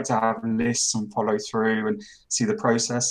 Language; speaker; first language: English; native; English